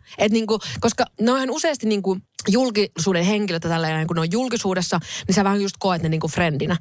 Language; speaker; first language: Finnish; native; Finnish